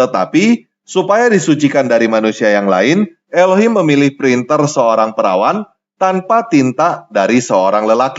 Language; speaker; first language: Indonesian; native; Indonesian